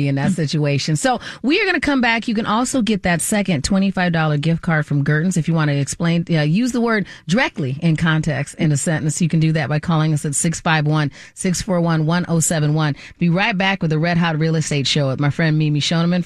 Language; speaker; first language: English; native; English